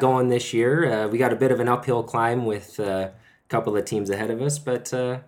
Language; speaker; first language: English; native; English